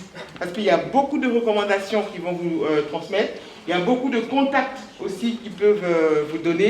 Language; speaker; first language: French; native; French